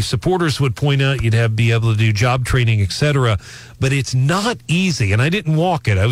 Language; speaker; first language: English; native; English